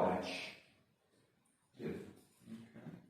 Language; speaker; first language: Polish; non-native, learner; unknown